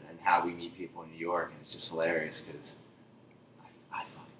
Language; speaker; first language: English; native; English